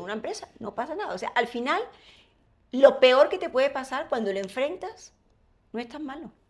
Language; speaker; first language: Spanish; native; Spanish